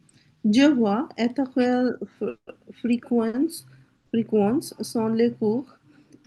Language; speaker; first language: French; non-native, learner; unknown